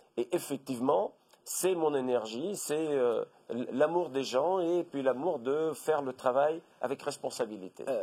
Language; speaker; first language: French; non-native, local second language; Arabic